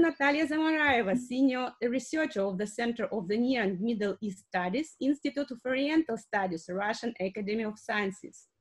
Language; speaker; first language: English; non-native, fluent; Russian